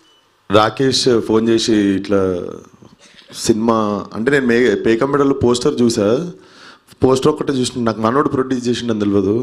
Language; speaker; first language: Telugu; native; Telugu